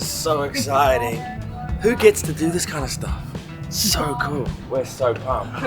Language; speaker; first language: English; native; English